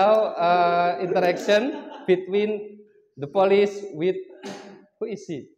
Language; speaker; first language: English; non-native, learner; Indonesian